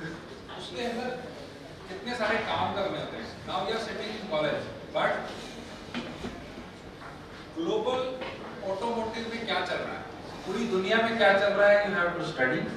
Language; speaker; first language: Hindi; native; Hindi